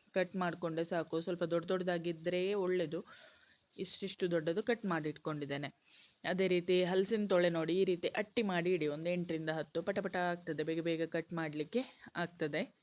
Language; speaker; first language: Kannada; non-native, local second language; Konkani